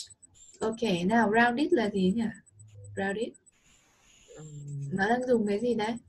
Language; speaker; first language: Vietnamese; native; Vietnamese